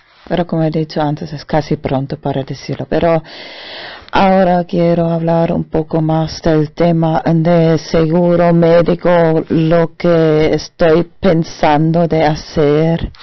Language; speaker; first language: Spanish; non-native, fluent; German